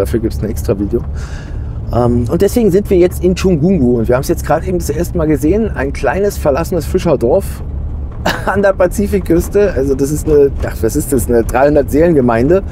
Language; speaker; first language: German; native; German